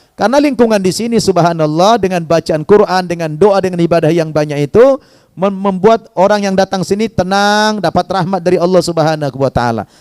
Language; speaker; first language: Indonesian; native; Indonesian